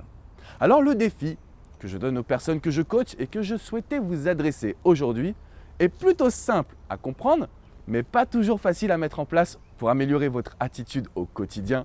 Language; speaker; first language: French; native; French